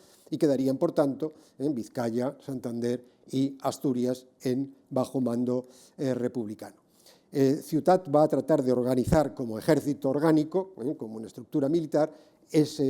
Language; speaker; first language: Spanish; native; Spanish